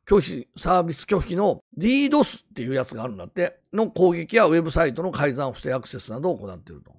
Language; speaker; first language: Japanese; native; Japanese